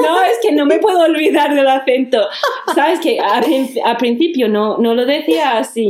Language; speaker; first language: Spanish; non-native, fluent; English